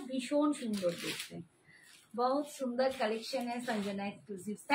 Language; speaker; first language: Hindi; non-native, local second language; Bangla